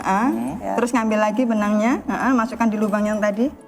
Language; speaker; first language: Indonesian; native; Indonesian